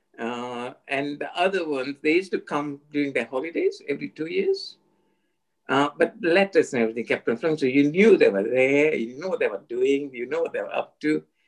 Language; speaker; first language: English; non-native, local second language; Gujarati